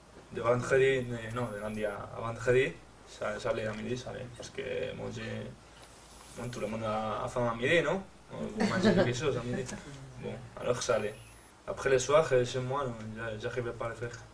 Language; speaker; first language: French; non-native, fluent; Spanish